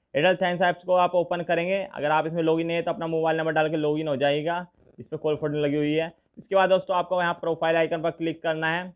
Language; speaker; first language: Hindi; native; Hindi